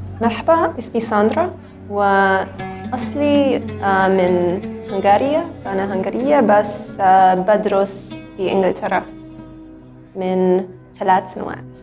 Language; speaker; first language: Arabic; non-native, fluent; Hungarian